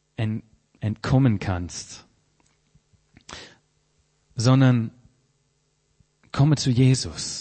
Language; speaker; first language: German; non-native, fluent; English